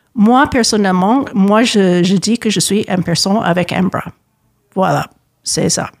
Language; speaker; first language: French; non-native, fluent; English